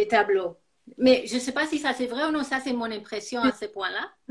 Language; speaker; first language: French; non-native, fluent; English